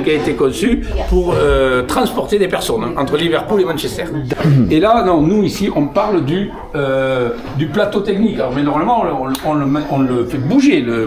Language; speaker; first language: French; native; French